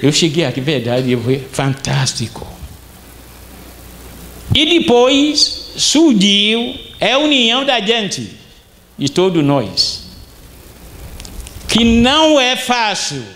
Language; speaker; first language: Portuguese; non-native, fluent; Arabic